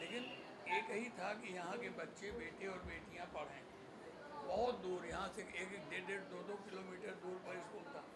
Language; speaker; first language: Hindi; non-native, local second language; Marathi